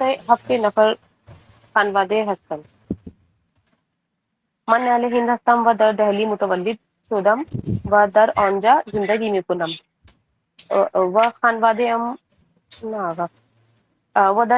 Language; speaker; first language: Persian; non-native, learner; Urdu